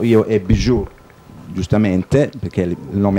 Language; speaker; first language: Italian; native; Italian